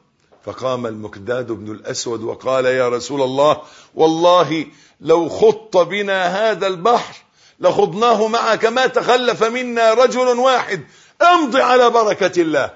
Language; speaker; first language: Arabic; native; Arabic